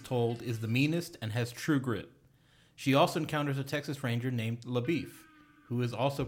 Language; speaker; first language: English; native; English